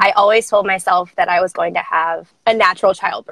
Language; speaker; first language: English; native; English